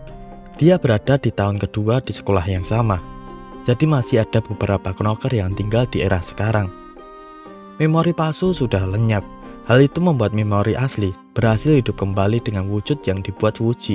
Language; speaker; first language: Indonesian; native; Indonesian